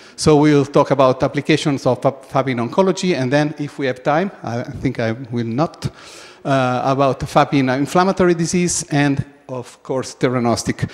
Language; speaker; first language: English; non-native, fluent; Italian